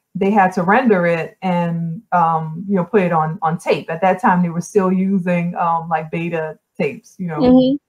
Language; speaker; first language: English; native; English